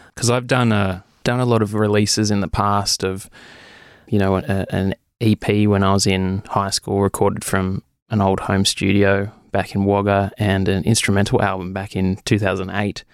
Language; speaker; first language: English; native; English